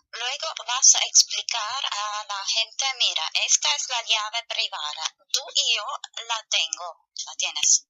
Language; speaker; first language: Spanish; non-native, fluent; German